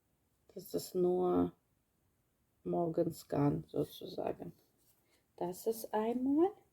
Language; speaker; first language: German; non-native, learner; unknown